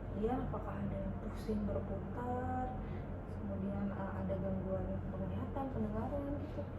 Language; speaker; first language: Indonesian; native; Indonesian